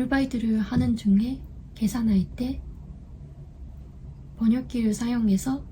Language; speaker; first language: Korean; non-native, learner; Japanese